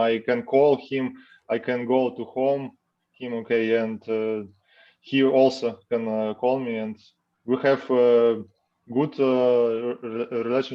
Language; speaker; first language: English; non-native, learner; Russian